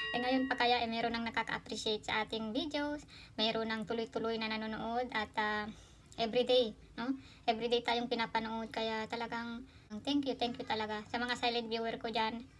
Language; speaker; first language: Filipino; native; Filipino